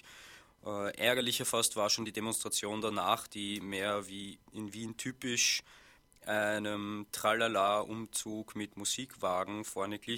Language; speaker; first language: German; native; German